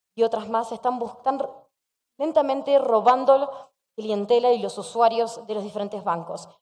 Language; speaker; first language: Spanish; native; Spanish